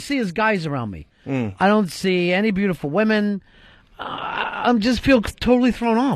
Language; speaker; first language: English; native; English